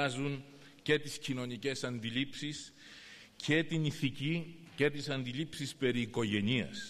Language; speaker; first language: Greek; native; Greek